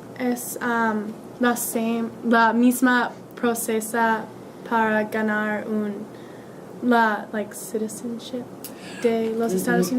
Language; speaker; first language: Spanish; non-native, learner; English